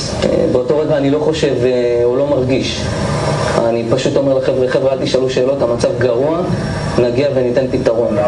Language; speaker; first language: Hebrew; native; Hebrew